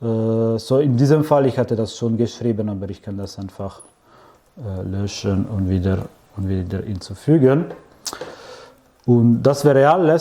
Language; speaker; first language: German; non-native, fluent; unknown